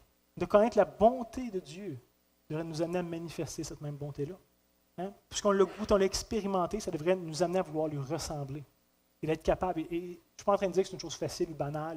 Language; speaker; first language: French; native; French